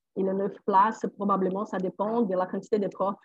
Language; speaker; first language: French; non-native, fluent; Portuguese